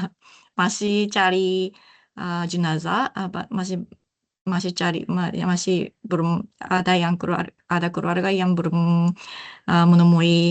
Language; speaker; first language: Indonesian; non-native, learner; Japanese